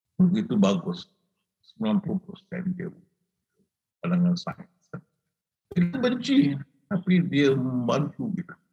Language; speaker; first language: Malay; native; Malay